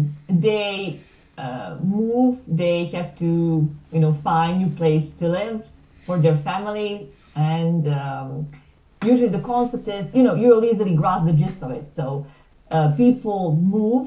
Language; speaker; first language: English; non-native, fluent; Serbian